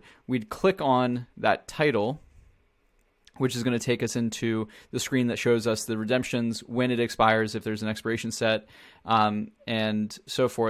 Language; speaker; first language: English; native; English